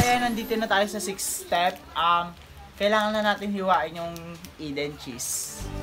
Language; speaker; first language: Filipino; native; Filipino